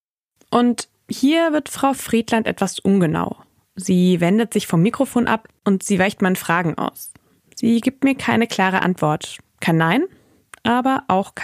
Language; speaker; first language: German; native; German